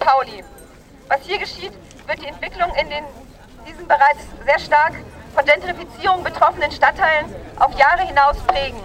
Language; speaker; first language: German; native; German